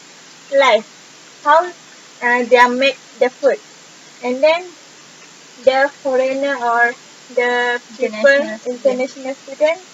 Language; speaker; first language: English; non-native, local second language; Malay